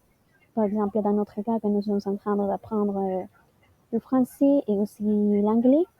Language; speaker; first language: French; non-native, learner; Spanish